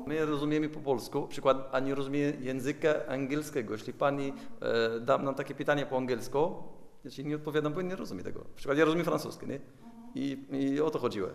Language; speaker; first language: Polish; non-native, learner; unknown